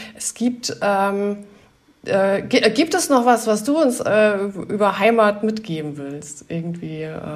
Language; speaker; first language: German; native; German